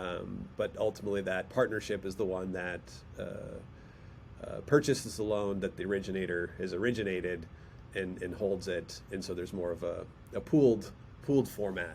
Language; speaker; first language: English; native; English